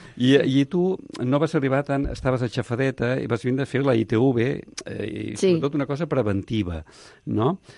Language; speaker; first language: Catalan; native; Catalan